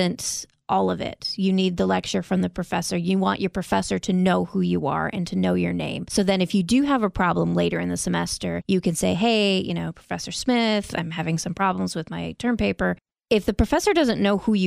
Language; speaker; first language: English; native; English